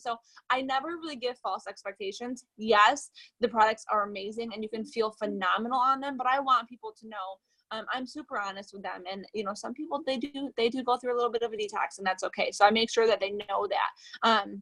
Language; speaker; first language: English; native; English